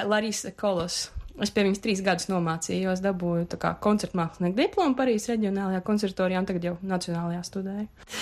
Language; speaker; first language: Latvian; native; Latvian